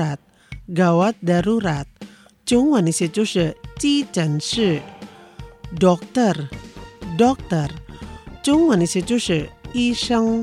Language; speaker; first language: Chinese; non-native, fluent; Indonesian